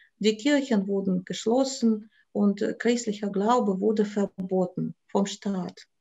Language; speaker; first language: German; non-native, fluent; Russian